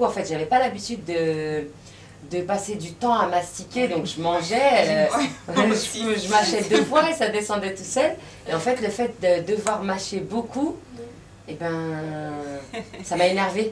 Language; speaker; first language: French; native; French